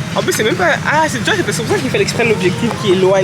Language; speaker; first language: French; native; French